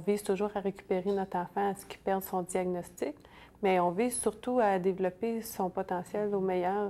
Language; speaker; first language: French; native; French